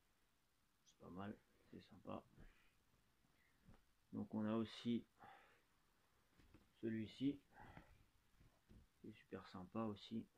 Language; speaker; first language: French; native; French